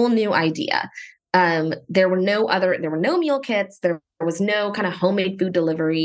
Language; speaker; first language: English; native; English